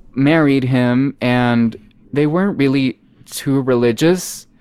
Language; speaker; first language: English; non-native, fluent; Spanish